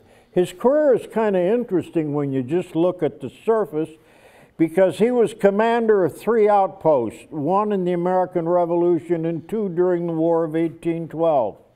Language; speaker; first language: English; native; English